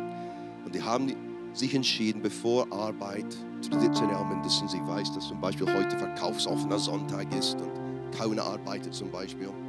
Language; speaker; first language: German; non-native, fluent; English